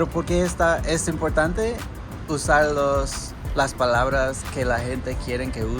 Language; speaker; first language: Spanish; non-native, fluent; English